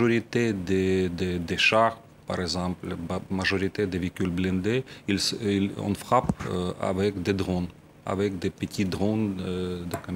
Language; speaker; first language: French; non-native, fluent; Ukrainian